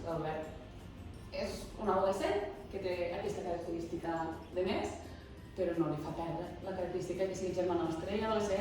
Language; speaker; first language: Catalan; native; Catalan